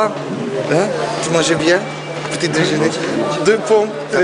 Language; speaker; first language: French; non-native, learner; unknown